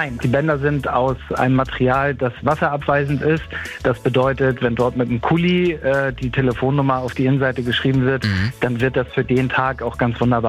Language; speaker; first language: German; native; German